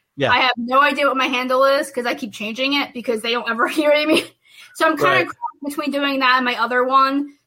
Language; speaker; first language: English; native; English